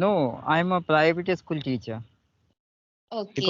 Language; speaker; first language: English; non-native, local second language; Hindi